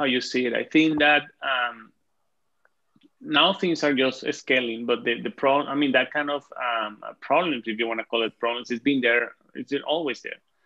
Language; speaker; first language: English; non-native, fluent; Spanish